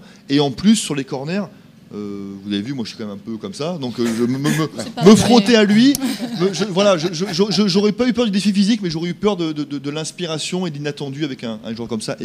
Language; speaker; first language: French; native; French